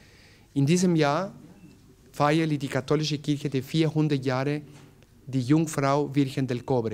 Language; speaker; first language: German; non-native, learner; Spanish